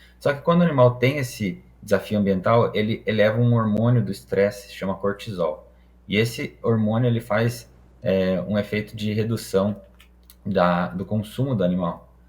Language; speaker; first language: Portuguese; non-native, fluent; Hebrew